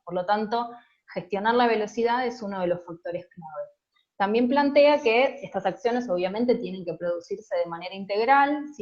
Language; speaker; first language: Spanish; native; Spanish